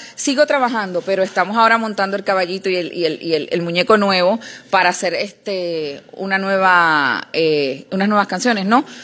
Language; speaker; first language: Spanish; native; Spanish